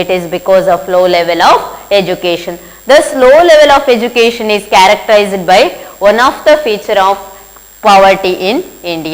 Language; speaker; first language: English; non-native, local second language; Kannada